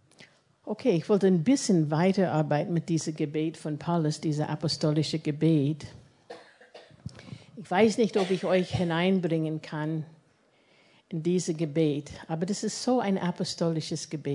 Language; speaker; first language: German; non-native, fluent; English